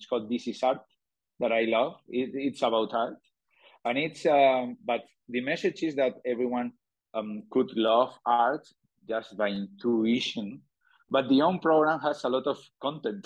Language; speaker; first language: English; non-native, fluent; Spanish